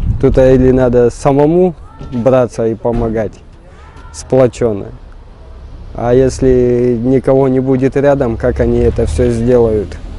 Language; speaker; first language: Russian; native; Russian